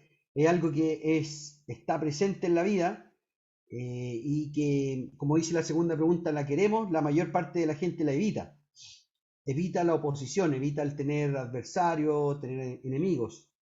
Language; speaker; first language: Spanish; native; Spanish